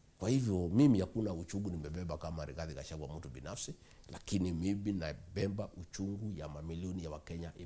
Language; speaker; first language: Swahili; non-native, local second language; Kikuyu